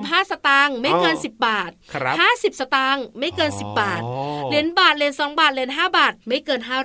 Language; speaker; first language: Thai; native; Thai